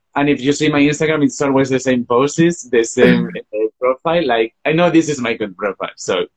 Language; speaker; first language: English; non-native, fluent; Spanish